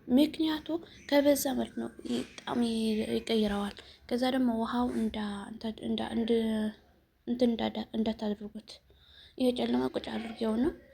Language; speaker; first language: Amharic; non-native, local second language; Tigrinya